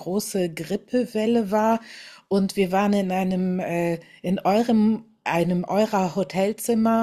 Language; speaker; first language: German; native; German